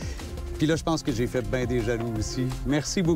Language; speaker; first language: French; native; French